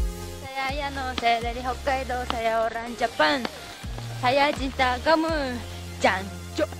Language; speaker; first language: Indonesian; non-native, learner; Japanese